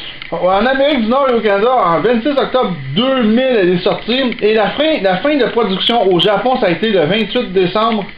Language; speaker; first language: French; native; French